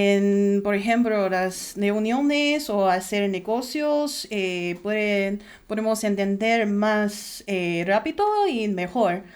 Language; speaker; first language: Spanish; non-native, learner; Chinese